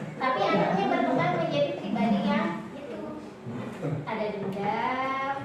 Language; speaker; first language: Indonesian; native; Indonesian